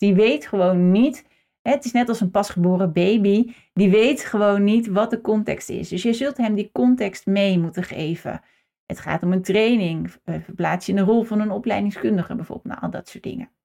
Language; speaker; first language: Dutch; native; Dutch